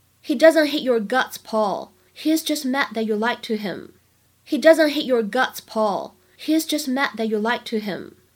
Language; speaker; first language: English; non-native, fluent; Chinese